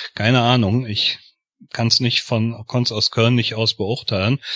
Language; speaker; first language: German; native; German